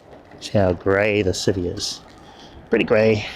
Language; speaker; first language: English; native; English